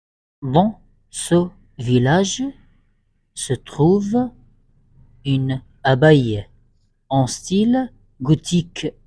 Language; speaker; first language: French; non-native, fluent; Arabic